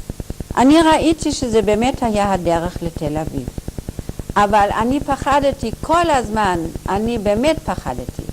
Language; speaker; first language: Hebrew; non-native, fluent; German